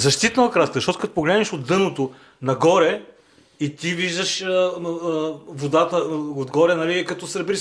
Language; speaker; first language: Bulgarian; native; Bulgarian